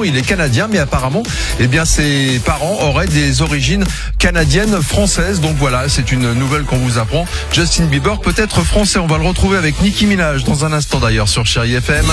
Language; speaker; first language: French; native; French